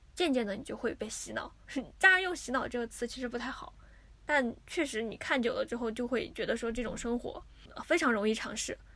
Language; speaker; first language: Chinese; native; Chinese